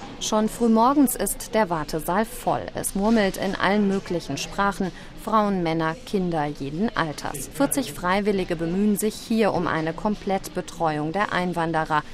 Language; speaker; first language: German; native; German